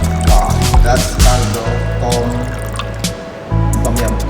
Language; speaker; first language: English; non-native, local second language; Filipino